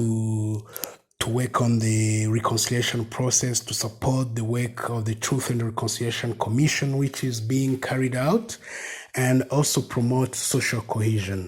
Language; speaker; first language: English; non-native, fluent; Rundi